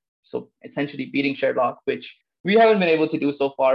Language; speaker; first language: English; non-native, local second language; Punjabi